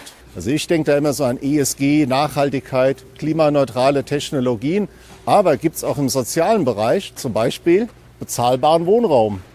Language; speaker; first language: German; native; German